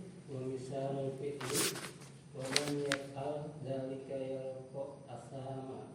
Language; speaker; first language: Arabic; non-native, learner; Indonesian